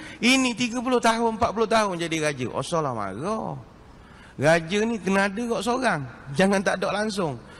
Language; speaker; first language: Malay; native; Malay